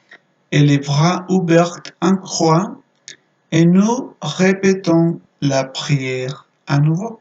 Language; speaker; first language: French; non-native, fluent; Spanish